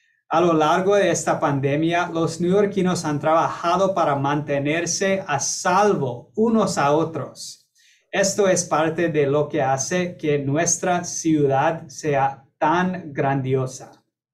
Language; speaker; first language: Spanish; non-native, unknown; English